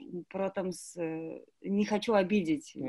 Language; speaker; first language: Latvian; non-native, learner; Kazakh